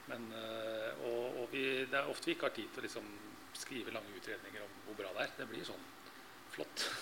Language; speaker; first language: Norwegian; native; Norwegian